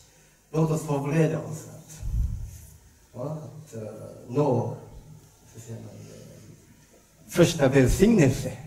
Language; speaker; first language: Swedish; non-native, learner; Japanese